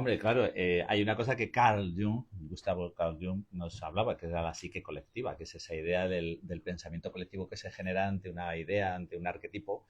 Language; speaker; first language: Spanish; native; Spanish